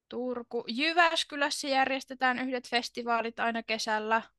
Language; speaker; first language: Finnish; native; Finnish